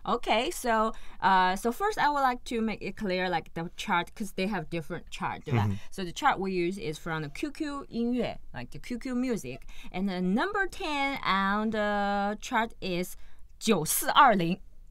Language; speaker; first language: English; non-native, fluent; Chinese